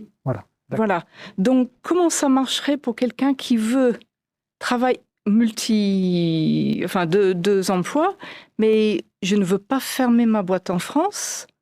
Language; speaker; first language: French; non-native, fluent; English